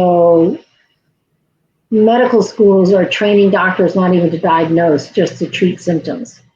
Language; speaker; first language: English; native; English